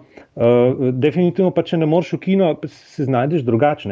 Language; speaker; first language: Slovenian; native; Slovenian